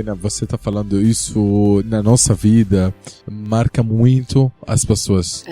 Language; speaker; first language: Portuguese; non-native, learner; Arabic